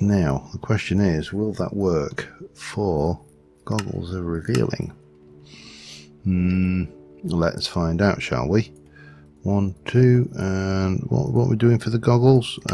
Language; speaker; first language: English; native; English